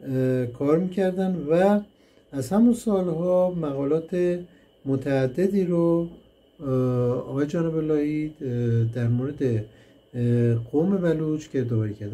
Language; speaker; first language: Persian; native; Persian